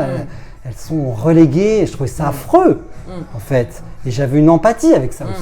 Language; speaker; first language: French; native; French